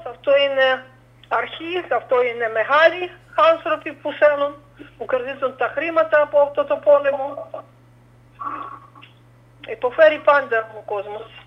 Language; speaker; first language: Greek; non-native, fluent; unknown